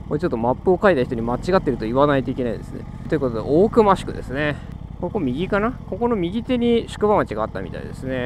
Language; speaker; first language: Japanese; native; Japanese